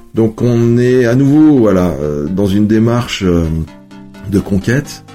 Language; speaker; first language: French; native; French